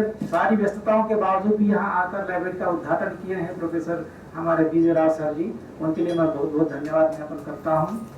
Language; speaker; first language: Hindi; native; Hindi